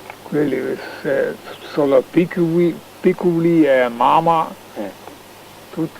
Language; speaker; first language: Italian; non-native, learner; Slovenian